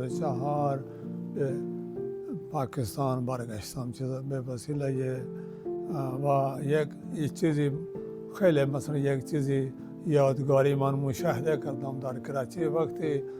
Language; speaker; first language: Persian; non-native, fluent; Urdu